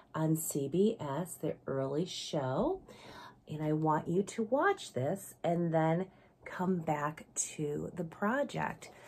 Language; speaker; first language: English; native; English